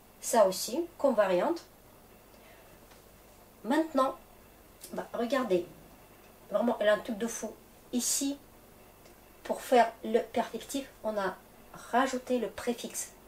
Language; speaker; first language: French; non-native, fluent; Russian